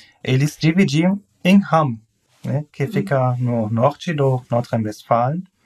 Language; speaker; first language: Portuguese; non-native, learner; German